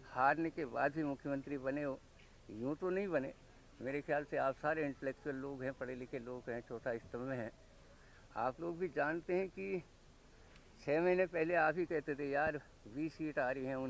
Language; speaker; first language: Hindi; native; Hindi